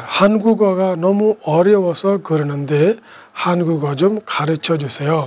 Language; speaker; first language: Korean; non-native, fluent; Bangla